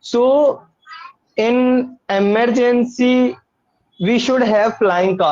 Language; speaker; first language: English; non-native, learner; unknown